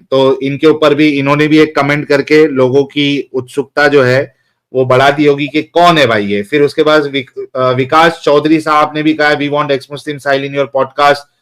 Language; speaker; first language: Hindi; native; Hindi